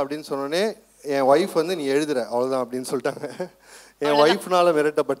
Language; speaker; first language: Tamil; native; Tamil